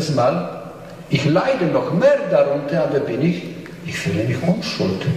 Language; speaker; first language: German; non-native, fluent; Polish